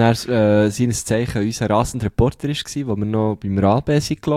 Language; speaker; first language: German; native; German